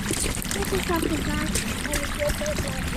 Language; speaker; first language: Dutch; early bilingual, heritage; Dutch